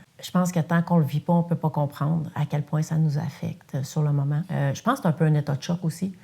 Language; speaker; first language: French; non-native, local second language; English